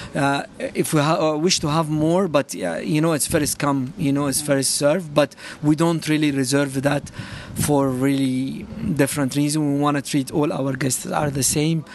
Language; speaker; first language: English; non-native, fluent; Arabic